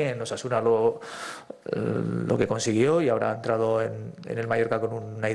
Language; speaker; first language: Spanish; native; Spanish